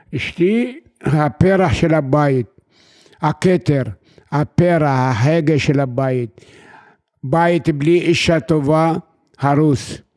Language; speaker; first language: Hebrew; non-native, fluent; Arabic